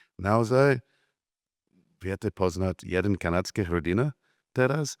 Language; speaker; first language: Slovak; non-native, learner; English